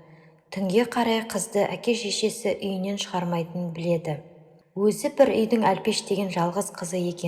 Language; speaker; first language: Kazakh; native; Kazakh